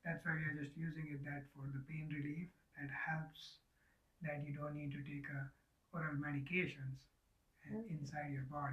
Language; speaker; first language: English; non-native, local second language; Gujarati